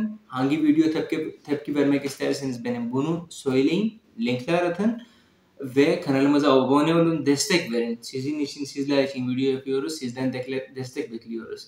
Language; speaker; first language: Turkish; non-native, learner; Urdu